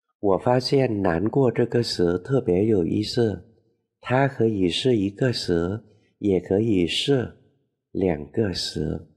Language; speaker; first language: Chinese; non-native, learner; Vietnamese